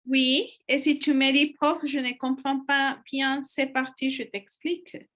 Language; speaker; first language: French; non-native, fluent; Spanish